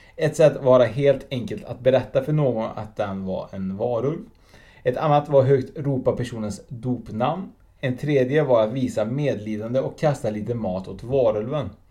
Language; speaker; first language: Swedish; native; Swedish